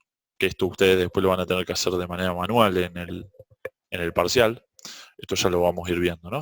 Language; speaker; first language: Spanish; native; Spanish